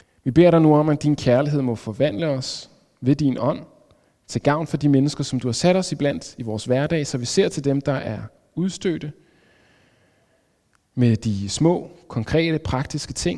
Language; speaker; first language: Danish; native; Danish